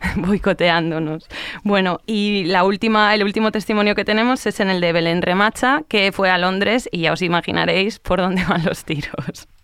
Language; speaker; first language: Spanish; native; Spanish